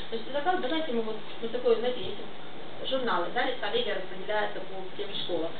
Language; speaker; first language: Russian; non-native, local second language; Ukrainian